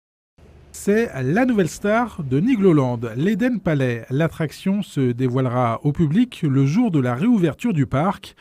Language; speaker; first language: French; native; French